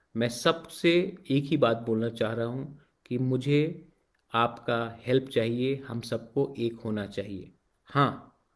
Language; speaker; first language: Hindi; non-native, local second language; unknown